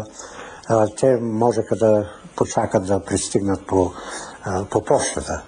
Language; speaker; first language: Bulgarian; native; Bulgarian